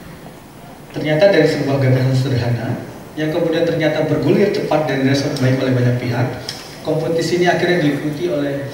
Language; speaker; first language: Indonesian; native; Indonesian